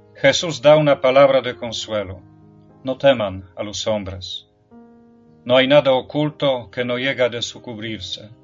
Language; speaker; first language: Spanish; non-native, fluent; Polish